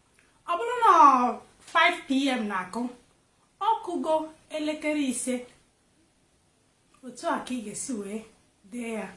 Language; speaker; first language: Igbo; native; Igbo